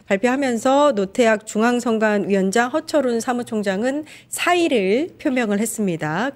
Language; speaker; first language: Korean; native; Korean